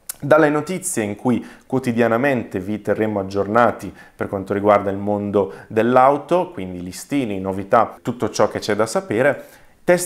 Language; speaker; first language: Italian; native; Italian